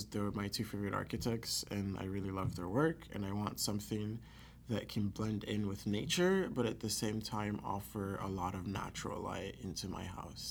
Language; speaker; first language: English; non-native, local second language; Yoruba